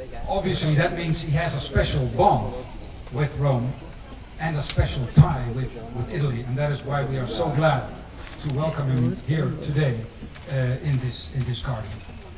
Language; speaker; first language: English; non-native, fluent; Dutch